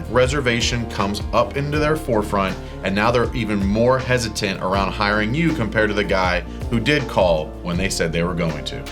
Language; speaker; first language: English; native; English